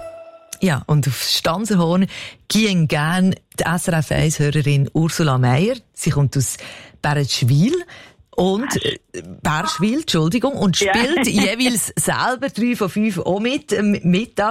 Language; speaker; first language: German; native; German